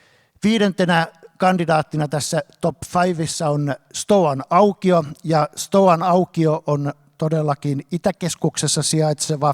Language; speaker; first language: Finnish; native; Finnish